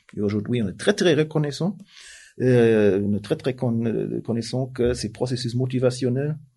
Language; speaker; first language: French; non-native, fluent; German